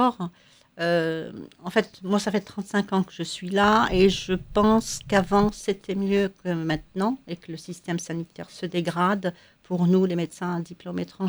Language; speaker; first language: French; non-native, local second language; Arabic